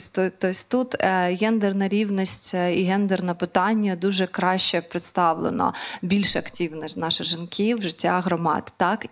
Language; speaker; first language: Ukrainian; non-native, local second language; Russian